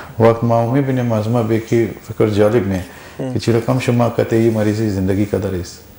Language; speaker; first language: Persian; non-native, learner; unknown